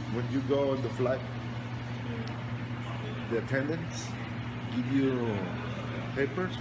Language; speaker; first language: English; non-native, learner; Spanish